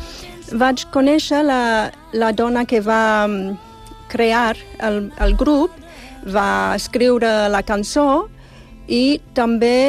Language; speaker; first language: Catalan; non-native, fluent; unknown